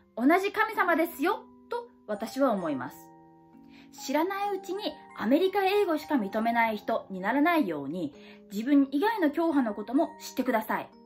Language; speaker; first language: Japanese; native; Japanese